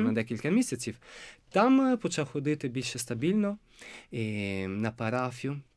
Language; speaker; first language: Ukrainian; non-native, fluent; Italian